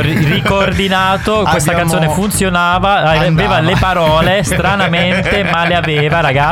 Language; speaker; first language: Italian; native; Italian